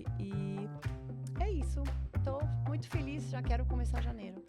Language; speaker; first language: Portuguese; non-native, fluent; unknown